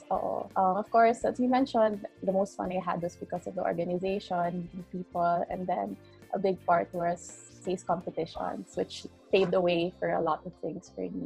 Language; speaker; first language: English; non-native, local second language; Cebuano